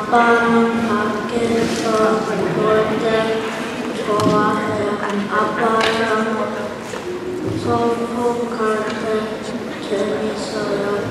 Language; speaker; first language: Korean; early bilingual, heritage; Korean